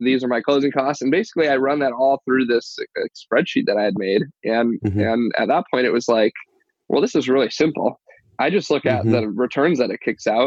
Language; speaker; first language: English; native; English